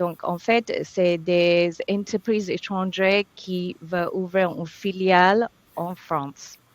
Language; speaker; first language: French; non-native, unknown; English